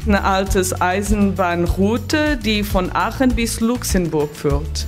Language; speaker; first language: German; non-native, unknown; Portuguese